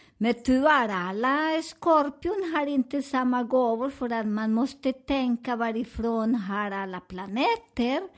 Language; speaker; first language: Swedish; non-native, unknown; Spanish